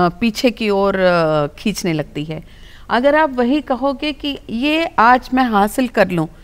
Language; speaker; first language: Hindi; non-native, local second language; Telugu